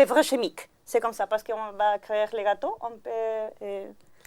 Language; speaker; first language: French; non-native, learner; Spanish